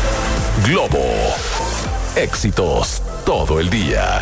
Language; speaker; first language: Spanish; native; Spanish